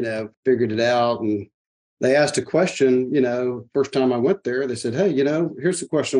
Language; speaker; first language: English; native; English